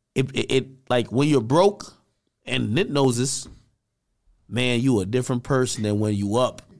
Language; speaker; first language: English; native; English